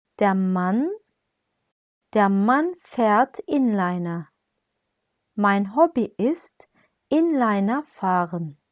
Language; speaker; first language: German; non-native, fluent; Turkish